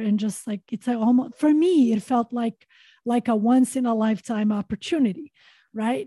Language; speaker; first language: English; non-native, fluent; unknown